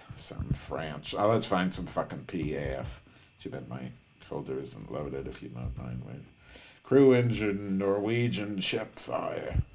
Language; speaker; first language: English; native; English